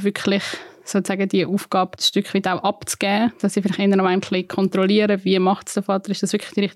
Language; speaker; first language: German; native; German